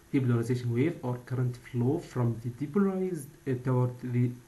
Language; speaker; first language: English; non-native, learner; Arabic